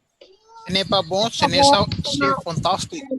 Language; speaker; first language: French; non-native, learner; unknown